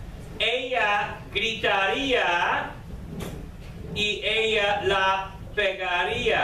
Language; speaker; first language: Spanish; non-native, fluent; English